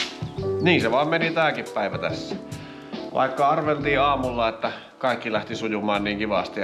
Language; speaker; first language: Finnish; native; Finnish